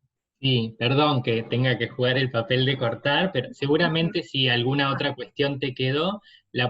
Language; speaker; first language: Spanish; native; Spanish